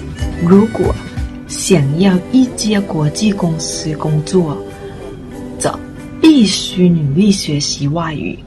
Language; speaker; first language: Chinese; non-native, fluent; Thai